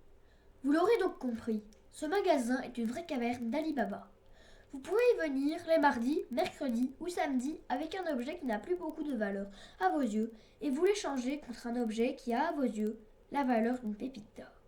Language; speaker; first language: French; native; French